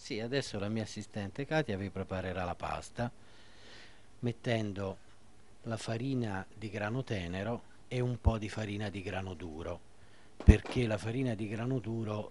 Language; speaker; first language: Italian; native; Italian